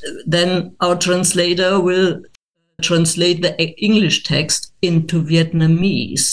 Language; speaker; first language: English; non-native, fluent; German